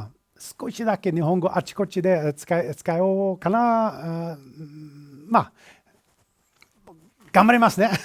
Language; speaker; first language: Japanese; non-native, fluent; Swedish